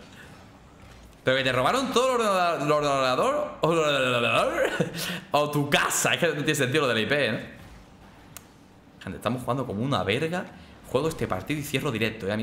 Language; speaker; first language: Spanish; native; Spanish